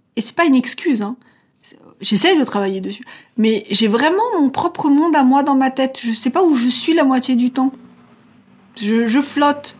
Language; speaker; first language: French; native; French